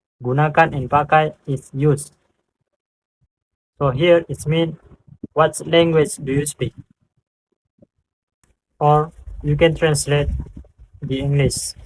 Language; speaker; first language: English; non-native, fluent; Indonesian